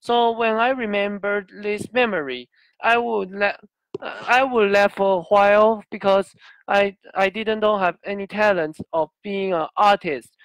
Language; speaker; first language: English; non-native, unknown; Chinese